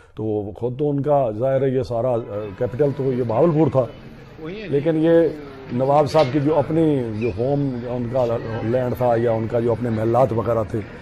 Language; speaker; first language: Urdu; non-native, local second language; Punjabi